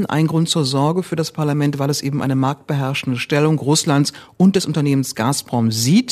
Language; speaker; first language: German; native; German